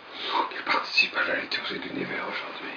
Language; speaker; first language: French; native; French